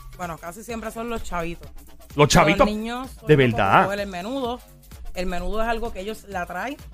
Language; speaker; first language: Spanish; native; Spanish